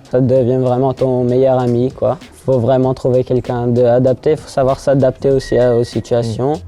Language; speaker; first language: French; early bilingual, heritage; French